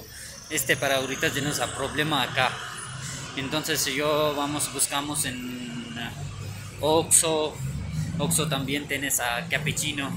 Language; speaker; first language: Spanish; non-native, learner; Urdu